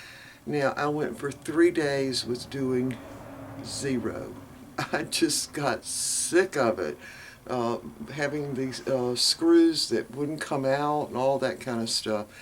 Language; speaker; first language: English; native; English